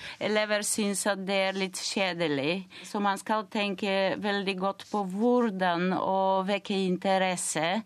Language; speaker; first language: Norwegian; non-native, fluent; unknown